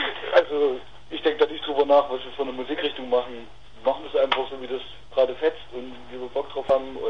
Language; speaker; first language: German; native; German